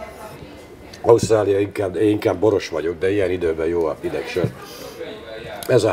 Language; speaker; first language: Hungarian; early bilingual, other home language; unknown